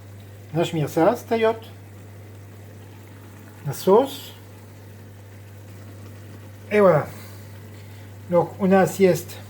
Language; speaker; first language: Russian; non-native, learner; French